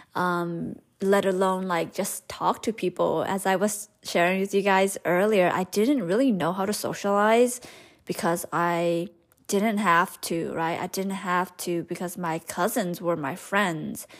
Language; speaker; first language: English; early bilingual, other home language; Hmong